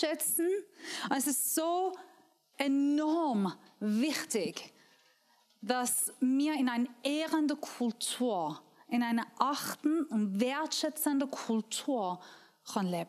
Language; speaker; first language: German; non-native, learner; Persian